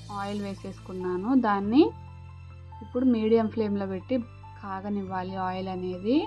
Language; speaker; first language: Telugu; native; Telugu